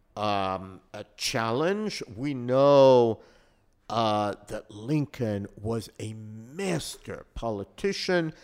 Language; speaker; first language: English; native; English